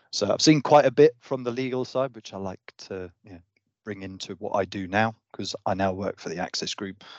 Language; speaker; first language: English; native; English